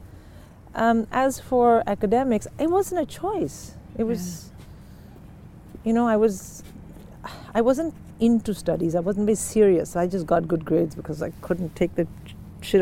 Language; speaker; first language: English; non-native, local second language; Hindi